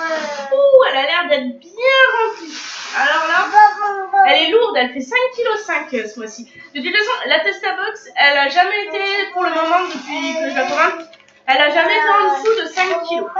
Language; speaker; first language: French; native; French